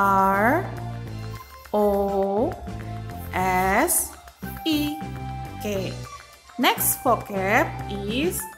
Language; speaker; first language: English; non-native, learner; Indonesian